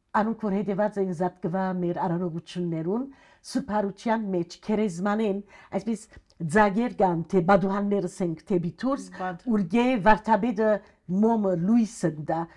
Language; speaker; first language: Armenian; early bilingual, heritage; Armenian